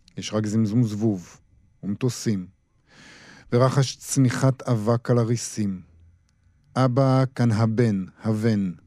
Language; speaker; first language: Hebrew; native; Hebrew